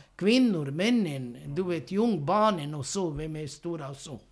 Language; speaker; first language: Swedish; non-native, learner; Romany